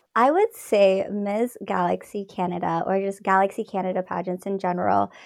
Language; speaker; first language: English; native; English